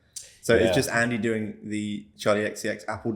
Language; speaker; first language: English; native; English